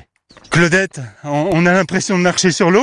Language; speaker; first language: French; native; French